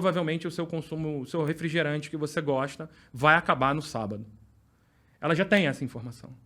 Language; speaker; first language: Portuguese; native; Portuguese